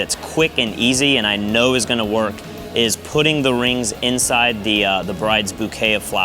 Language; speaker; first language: English; native; English